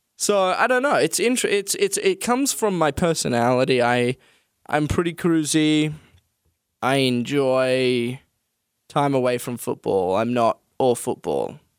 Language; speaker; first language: English; native; English